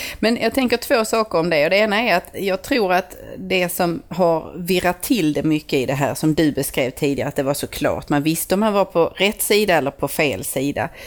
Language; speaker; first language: Swedish; native; Swedish